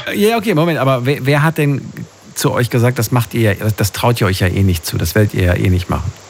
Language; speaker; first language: German; native; German